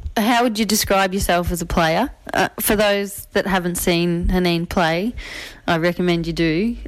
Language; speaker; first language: English; native; English